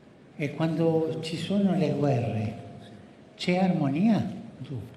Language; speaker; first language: Italian; non-native, fluent; Spanish